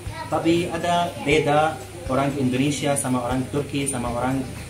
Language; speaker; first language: Indonesian; non-native, learner; Arabic